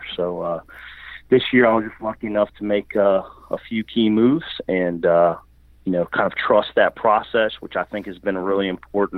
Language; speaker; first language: English; native; English